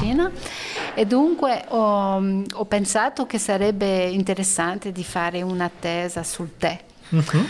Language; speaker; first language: Italian; non-native, learner; French